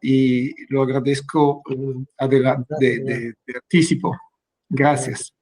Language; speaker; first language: Spanish; non-native, fluent; Italian